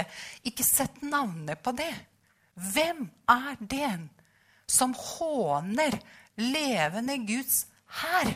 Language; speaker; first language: Norwegian; non-native, fluent; Russian